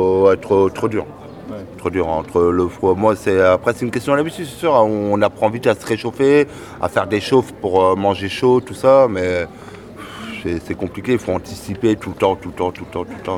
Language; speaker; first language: French; native; French